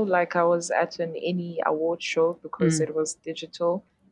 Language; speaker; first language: English; non-native, local second language; Xhosa